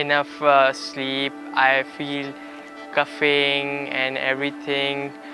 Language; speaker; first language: English; non-native, local second language; Malay